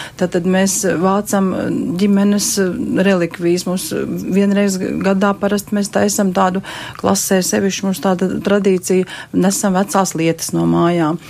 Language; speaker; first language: Latvian; native; Latvian